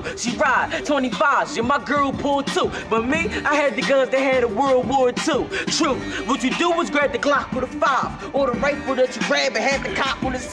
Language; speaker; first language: English; native; English